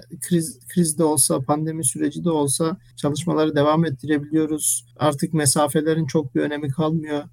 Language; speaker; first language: Turkish; early bilingual, heritage; Turkish